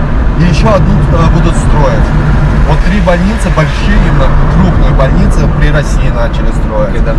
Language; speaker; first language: Russian; native; Russian